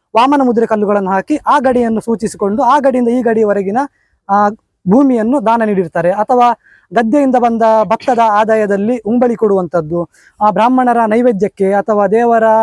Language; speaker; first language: Kannada; non-native, local second language; Konkani